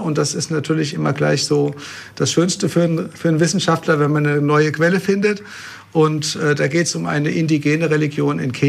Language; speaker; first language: German; native; German